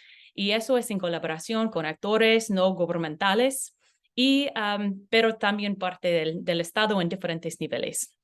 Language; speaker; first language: Spanish; non-native, learner; English